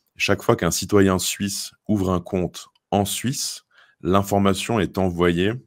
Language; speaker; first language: French; native; French